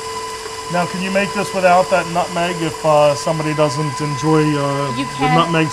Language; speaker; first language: English; native; English